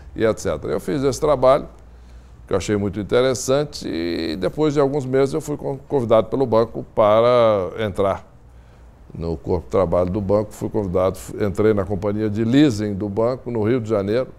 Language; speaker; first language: Portuguese; native; Portuguese